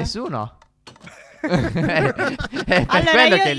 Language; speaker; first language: Italian; native; Italian